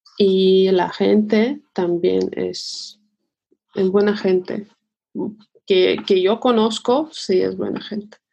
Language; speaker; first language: Spanish; non-native, fluent; Russian